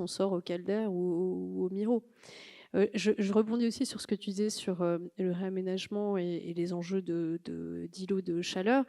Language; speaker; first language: French; native; French